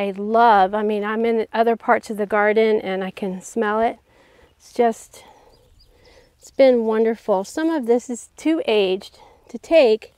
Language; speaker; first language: English; native; English